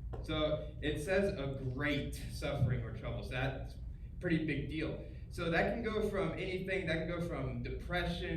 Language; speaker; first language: English; native; English